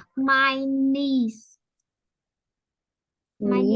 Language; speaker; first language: English; non-native, fluent; Vietnamese